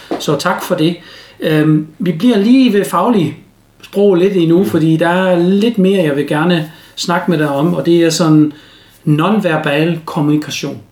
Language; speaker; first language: Danish; non-native, fluent; German